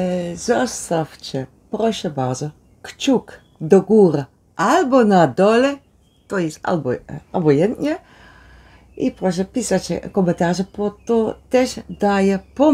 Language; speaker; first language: Polish; non-native, learner; Dutch